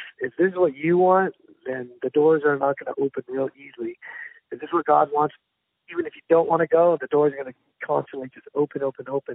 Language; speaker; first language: English; native; English